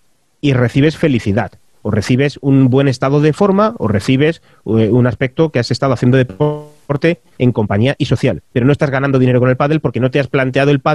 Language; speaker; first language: Spanish; native; Spanish